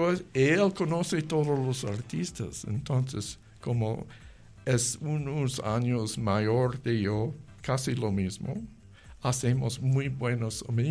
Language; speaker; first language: Spanish; non-native, learner; English